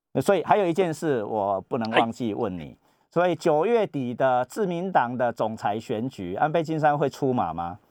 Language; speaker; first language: Chinese; native; Chinese